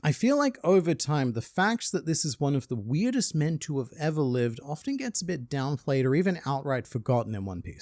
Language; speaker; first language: English; native; English